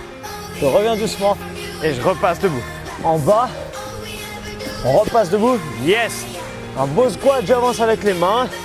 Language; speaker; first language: French; native; French